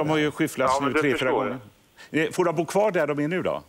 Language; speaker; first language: Swedish; native; Swedish